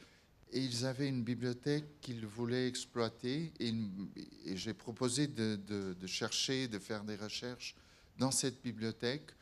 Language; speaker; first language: French; non-native, fluent; Portuguese